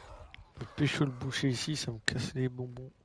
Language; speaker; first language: French; native; French